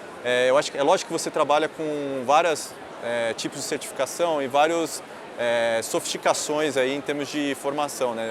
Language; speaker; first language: Portuguese; native; Portuguese